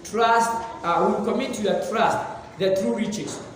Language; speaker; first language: English; non-native, local second language; Swahili